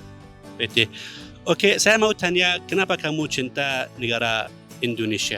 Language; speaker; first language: Indonesian; non-native, fluent; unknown